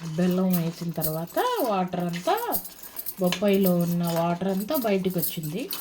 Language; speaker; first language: Telugu; non-native, local second language; Urdu